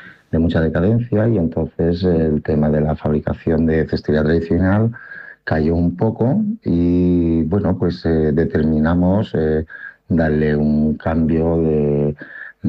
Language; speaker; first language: Spanish; native; Spanish